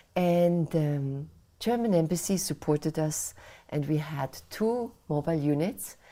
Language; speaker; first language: English; non-native, fluent; Swiss German